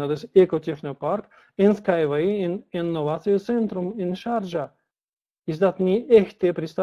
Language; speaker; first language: Dutch; non-native, learner; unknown